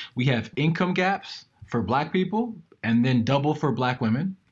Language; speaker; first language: English; native; English